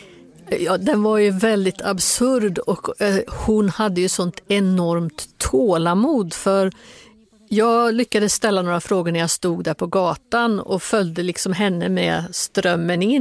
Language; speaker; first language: Swedish; native; Swedish